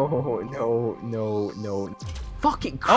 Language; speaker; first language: English; native; English